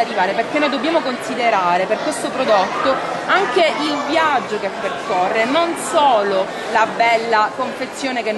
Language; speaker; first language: Italian; native; Italian